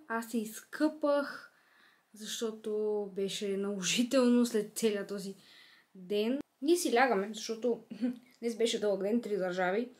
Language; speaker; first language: Bulgarian; native; Bulgarian